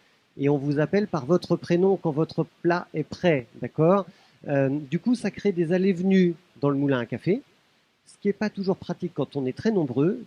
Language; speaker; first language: French; native; French